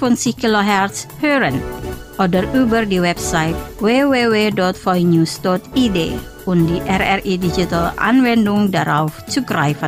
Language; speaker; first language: German; non-native, fluent; Indonesian